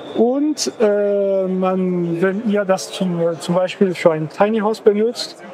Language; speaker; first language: German; non-native, fluent; French